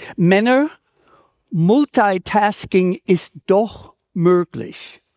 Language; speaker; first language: German; non-native, fluent; English